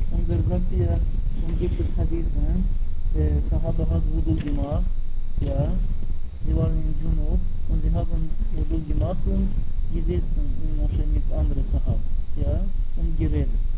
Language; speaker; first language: German; non-native, learner; Turkish